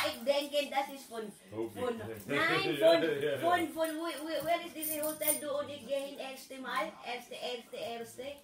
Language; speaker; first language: German; non-native, learner; Filipino